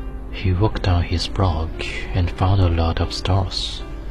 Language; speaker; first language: English; non-native, fluent; Chinese